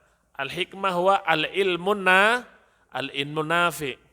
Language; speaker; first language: Arabic; non-native, fluent; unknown